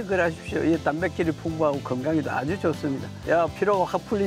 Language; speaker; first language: Korean; native; Korean